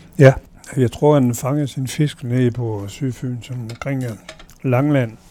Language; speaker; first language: Danish; non-native, fluent; French